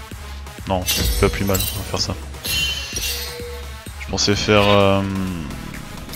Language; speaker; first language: French; native; French